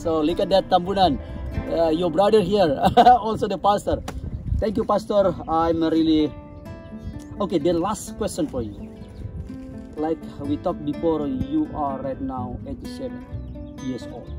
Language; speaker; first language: English; non-native, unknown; Indonesian